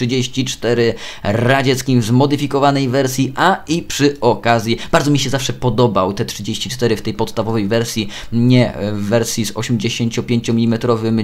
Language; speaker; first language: Polish; native; Polish